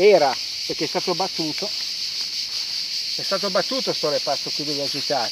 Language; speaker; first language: Italian; native; Italian